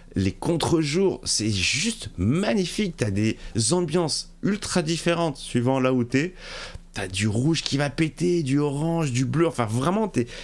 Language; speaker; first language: French; native; French